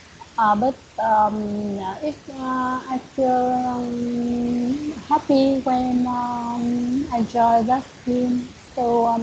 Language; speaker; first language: English; non-native, learner; Vietnamese